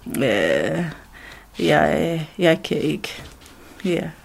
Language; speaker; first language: Danish; non-native, learner; Arabic